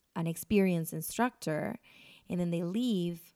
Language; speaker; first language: English; non-native, fluent; Spanish